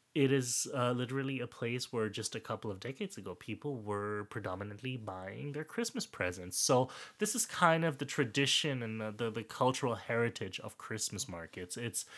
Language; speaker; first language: English; non-native, fluent; German